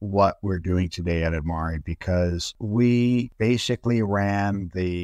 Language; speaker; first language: English; native; English